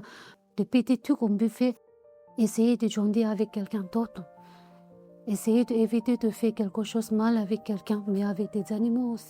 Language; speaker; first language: French; non-native, learner; Tibetan